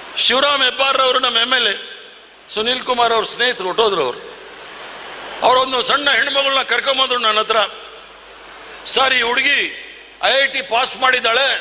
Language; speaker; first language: Kannada; non-native, local second language; Tulu